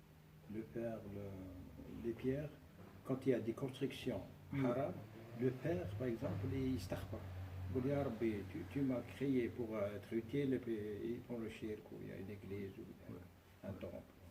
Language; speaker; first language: French; non-native, fluent; Arabic